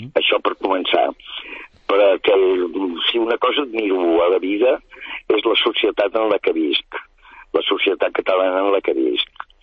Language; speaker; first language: Catalan; native; Catalan